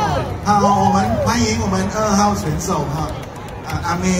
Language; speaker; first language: Chinese; non-native, learner; Thai